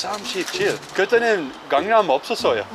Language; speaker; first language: Korean; non-native, learner; Dutch